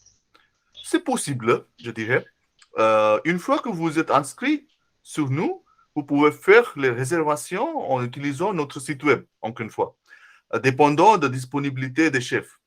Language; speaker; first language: French; non-native, fluent; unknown